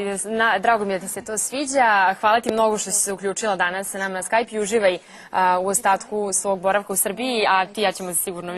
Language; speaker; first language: Serbian; native; Serbian